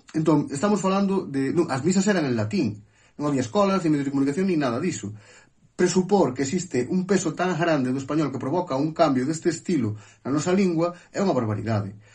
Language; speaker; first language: Galician; native; Galician